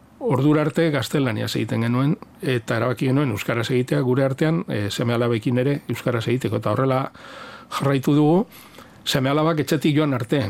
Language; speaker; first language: Basque; non-native, local second language; Spanish